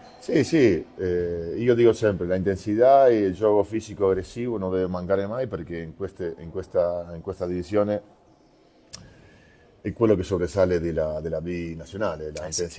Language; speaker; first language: Italian; non-native, fluent; Spanish